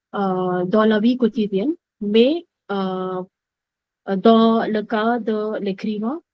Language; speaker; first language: French; non-native, learner; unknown